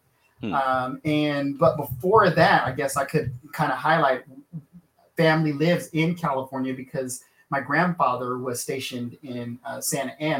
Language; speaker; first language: English; native; English